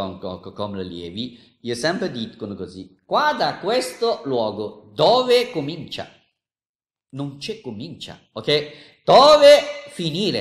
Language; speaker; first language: Italian; non-native, learner; Chinese